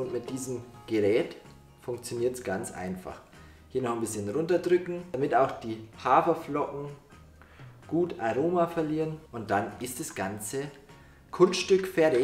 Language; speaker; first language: German; native; German